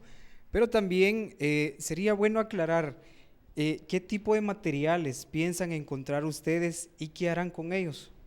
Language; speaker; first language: Spanish; native; Spanish